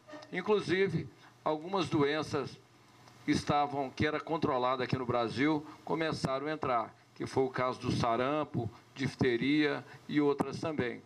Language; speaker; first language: Portuguese; native; Portuguese